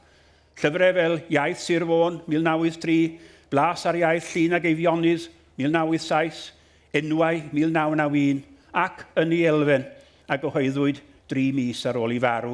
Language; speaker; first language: Welsh; native; Welsh